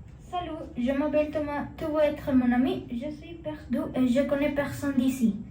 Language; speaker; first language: French; non-native, learner; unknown